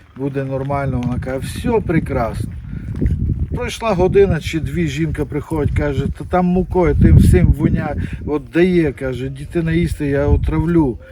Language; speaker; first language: Ukrainian; native; Ukrainian